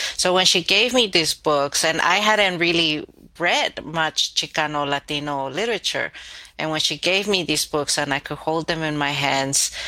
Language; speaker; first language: English; early bilingual, other home language; Spanish